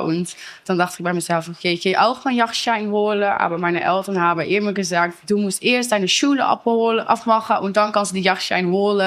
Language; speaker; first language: German; non-native, learner; Dutch